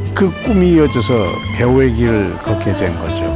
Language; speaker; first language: Korean; native; Korean